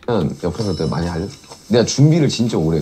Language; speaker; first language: Korean; native; Korean